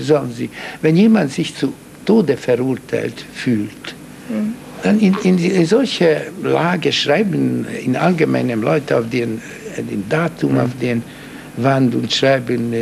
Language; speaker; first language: German; non-native, fluent; Hungarian